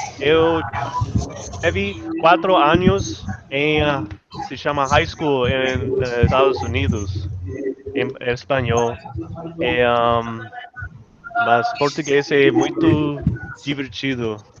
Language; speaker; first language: Portuguese; non-native, learner; English